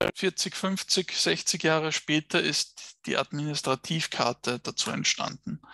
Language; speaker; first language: German; native; German